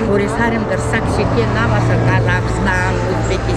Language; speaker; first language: Korean; early bilingual, heritage; Korean